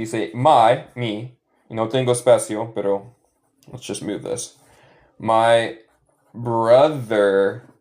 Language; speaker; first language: Spanish; non-native, fluent; English